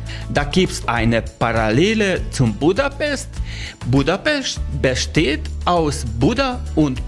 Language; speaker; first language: German; non-native, learner; Hungarian